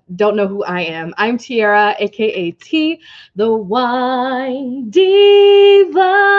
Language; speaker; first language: English; native; English